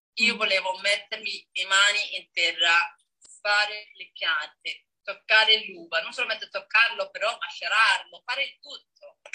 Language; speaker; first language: Italian; non-native, fluent; Danish